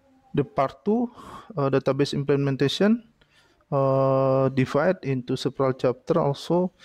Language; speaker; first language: English; non-native, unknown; Indonesian